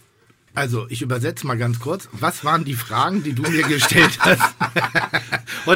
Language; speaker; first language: German; native; German